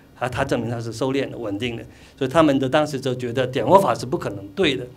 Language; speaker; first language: Chinese; non-native, local second language; Cantonese